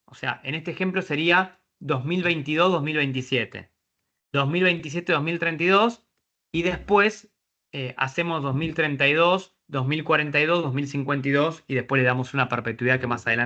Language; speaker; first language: Spanish; native; Spanish